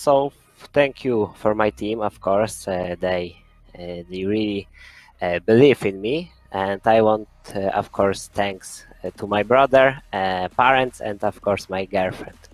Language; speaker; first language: English; non-native, fluent; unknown